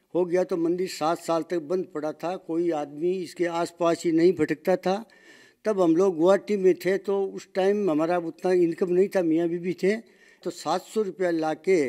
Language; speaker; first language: Hindi; native; Hindi